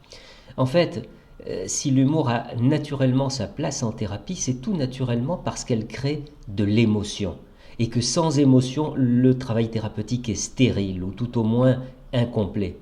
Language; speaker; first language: French; native; French